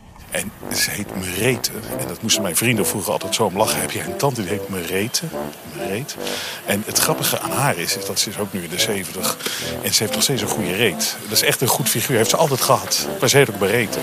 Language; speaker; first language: Dutch; native; Dutch